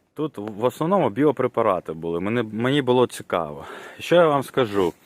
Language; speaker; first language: Ukrainian; non-native, local second language; Russian